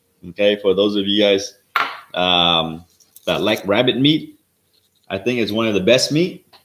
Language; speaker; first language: English; early bilingual, other home language; Vietnamese